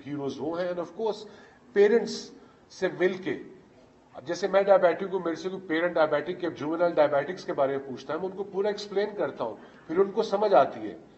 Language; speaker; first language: Urdu; native; Urdu